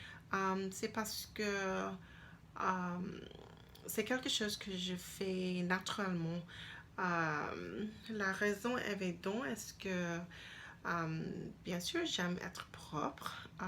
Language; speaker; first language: French; non-native, learner; English